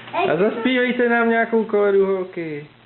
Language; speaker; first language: Czech; native; Czech